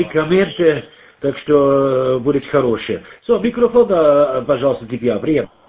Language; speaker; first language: Russian; non-native, learner; German